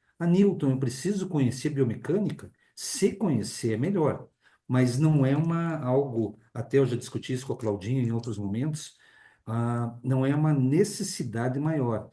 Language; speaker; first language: Portuguese; native; Portuguese